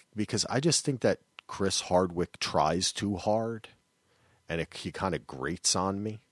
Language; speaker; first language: English; native; English